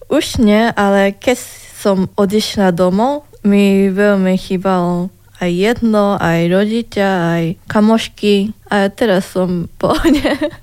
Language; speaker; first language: Slovak; non-native, learner; Japanese